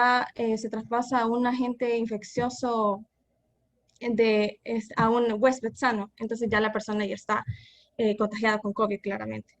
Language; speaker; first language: Spanish; native; Spanish